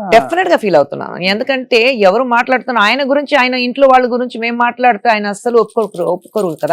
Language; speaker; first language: Telugu; non-native, fluent; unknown